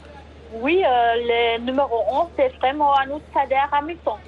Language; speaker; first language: French; non-native, fluent; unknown